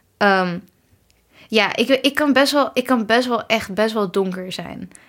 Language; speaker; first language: Dutch; early bilingual, other home language; Kurdish